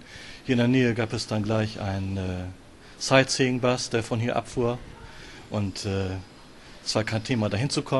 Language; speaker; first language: German; native; German